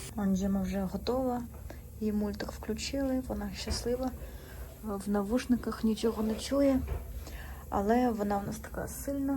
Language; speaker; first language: Ukrainian; non-native, local second language; Russian